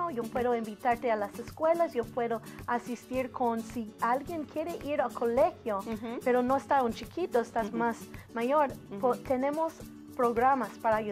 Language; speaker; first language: Spanish; non-native, learner; English